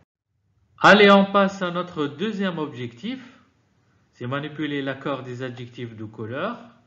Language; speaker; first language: French; non-native, fluent; Arabic